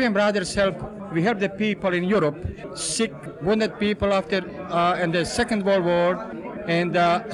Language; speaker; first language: English; non-native, learner; Serbian